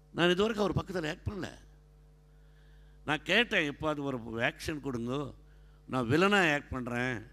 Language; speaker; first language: Tamil; non-native, local second language; Telugu